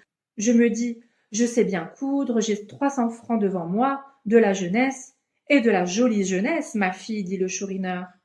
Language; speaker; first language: French; native; French